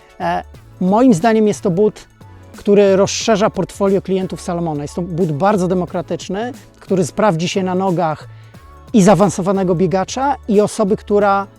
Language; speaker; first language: Polish; native; Polish